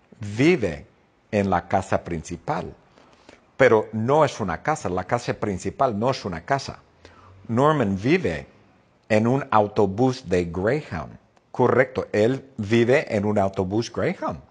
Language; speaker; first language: Spanish; non-native, fluent; English